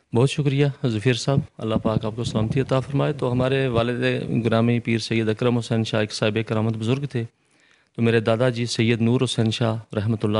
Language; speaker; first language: Urdu; non-native, local second language; Punjabi